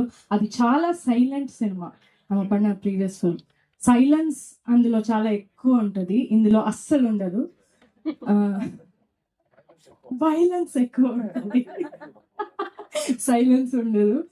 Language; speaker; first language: Telugu; non-native, fluent; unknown